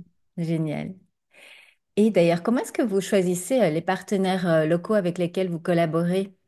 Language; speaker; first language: French; native; French